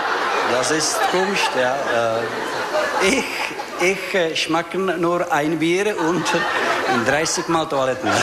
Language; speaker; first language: German; non-native, learner; Czech